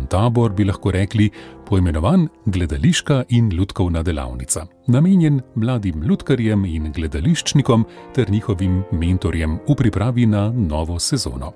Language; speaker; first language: Slovenian; native; Slovenian